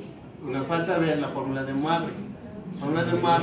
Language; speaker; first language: Spanish; native; Spanish